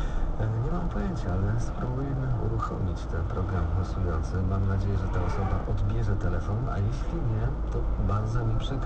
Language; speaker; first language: Polish; native; Polish